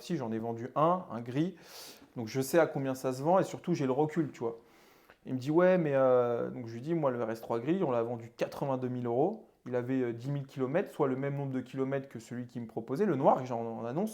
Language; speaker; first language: French; native; French